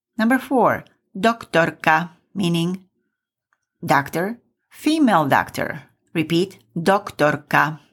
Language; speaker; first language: English; non-native, fluent; Slovak